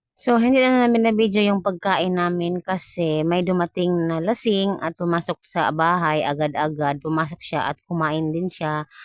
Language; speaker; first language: Filipino; non-native, local second language; Cebuano